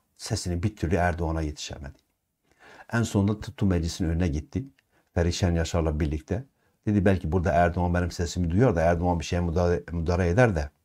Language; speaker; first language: Turkish; non-native, local second language; Kurdish